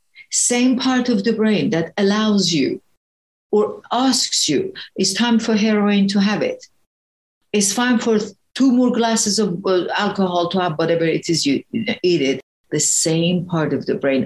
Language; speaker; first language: English; non-native, fluent; Persian